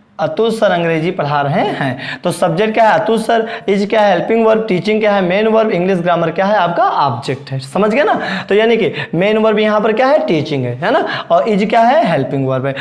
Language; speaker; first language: Hindi; native; Hindi